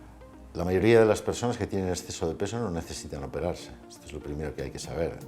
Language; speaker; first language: Spanish; native; Spanish